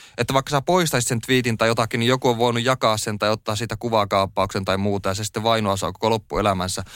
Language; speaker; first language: Finnish; native; Finnish